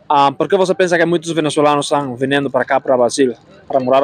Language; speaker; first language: Portuguese; non-native, fluent; Spanish